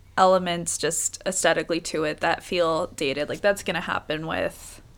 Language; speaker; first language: English; native; English